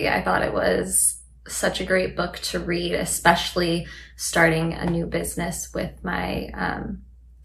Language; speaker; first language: English; native; English